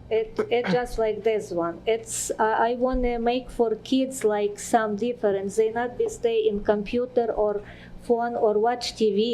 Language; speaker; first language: English; non-native, learner; Ukrainian